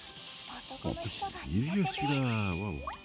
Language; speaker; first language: French; native; French